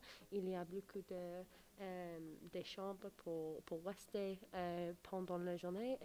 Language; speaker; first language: French; non-native, learner; English